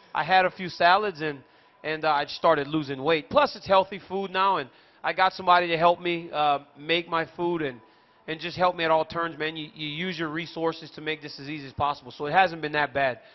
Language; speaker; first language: English; native; English